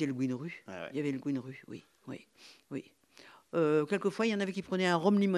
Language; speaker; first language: French; native; French